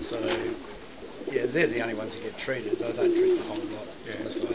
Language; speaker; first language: English; native; English